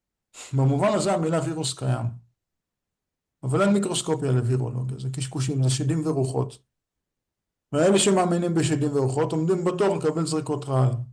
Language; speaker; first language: Hebrew; native; Hebrew